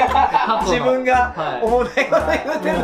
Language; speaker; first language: Japanese; native; Japanese